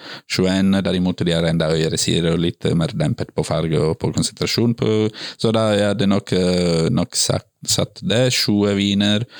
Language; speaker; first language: Norwegian; non-native, fluent; Italian